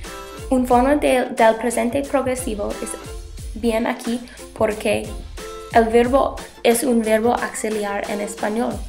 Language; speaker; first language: Spanish; non-native, learner; English